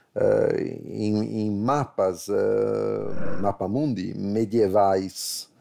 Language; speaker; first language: Portuguese; non-native, fluent; Italian